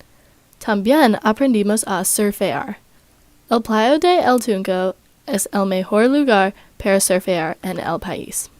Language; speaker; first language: Spanish; non-native, learner; English